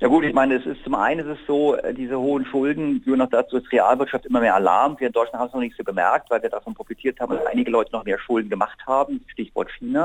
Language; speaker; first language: German; native; German